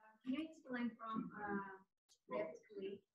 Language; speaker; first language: English; non-native, fluent; Korean